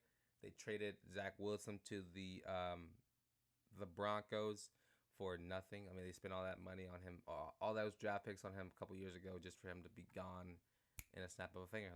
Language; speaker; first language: English; native; English